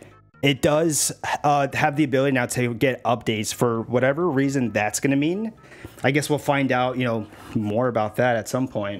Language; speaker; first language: English; native; English